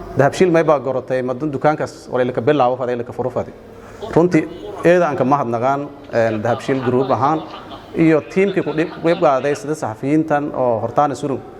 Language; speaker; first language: Somali; non-native, local second language; Maay